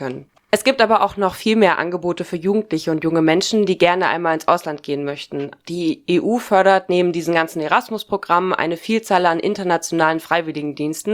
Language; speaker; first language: German; native; German